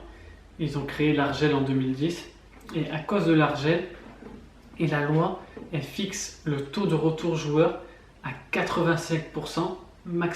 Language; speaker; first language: French; native; French